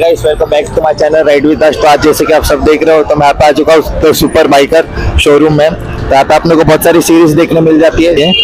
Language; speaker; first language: Hindi; native; Hindi